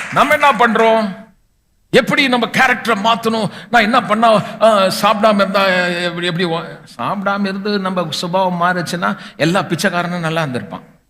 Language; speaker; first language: Tamil; non-native, local second language; Malayalam